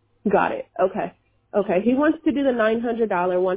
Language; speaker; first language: English; early bilingual, other home language; Spanish